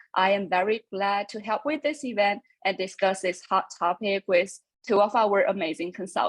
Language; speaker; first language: English; non-native, fluent; Chinese